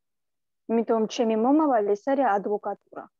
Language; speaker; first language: Georgian; non-native, local second language; Russian